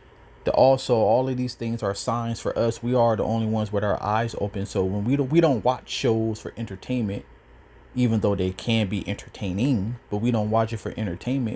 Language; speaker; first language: English; native; English